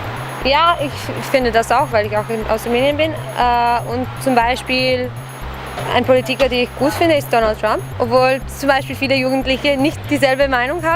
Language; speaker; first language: German; non-native, fluent; Romanian